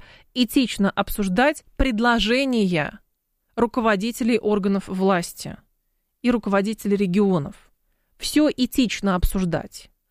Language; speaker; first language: Russian; native; Russian